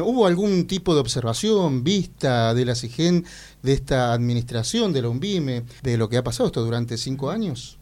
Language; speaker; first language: Spanish; native; Spanish